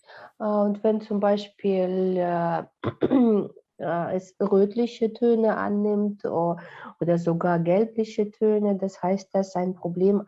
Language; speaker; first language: German; non-native, fluent; Russian